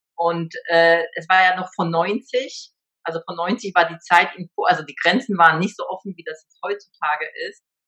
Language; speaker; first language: German; early bilingual, other home language; Polish